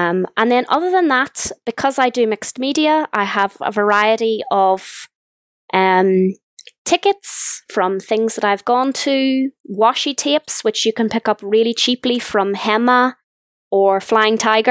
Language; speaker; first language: English; native; English